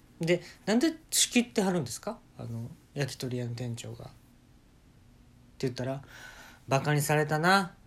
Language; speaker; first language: Japanese; native; Japanese